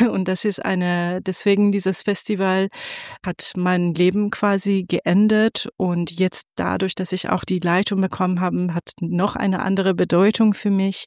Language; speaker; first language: German; non-native, fluent; Persian